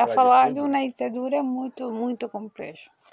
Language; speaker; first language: Portuguese; non-native, fluent; Spanish